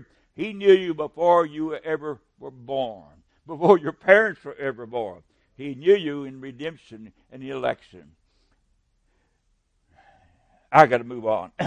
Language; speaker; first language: English; native; English